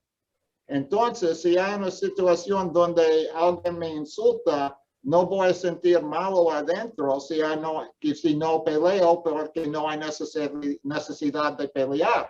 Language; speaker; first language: Spanish; non-native, fluent; English